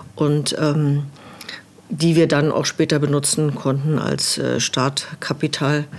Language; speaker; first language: German; native; German